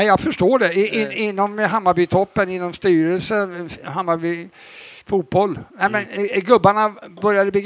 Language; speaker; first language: Swedish; native; Swedish